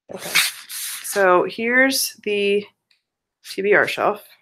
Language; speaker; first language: English; native; English